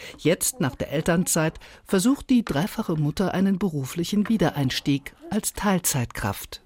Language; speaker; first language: German; native; German